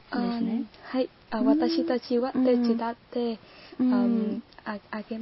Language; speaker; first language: Japanese; non-native, learner; Vietnamese